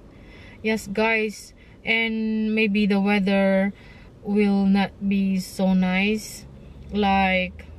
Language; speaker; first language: English; non-native, local second language; Filipino